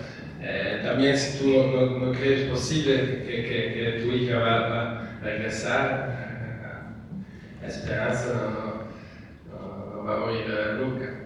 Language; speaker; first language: Spanish; non-native, fluent; Italian